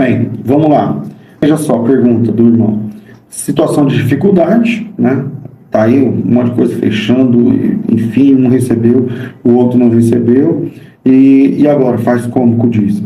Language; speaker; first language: Portuguese; native; Portuguese